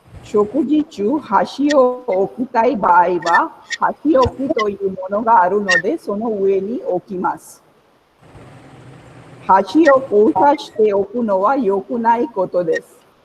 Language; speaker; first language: Japanese; non-native, fluent; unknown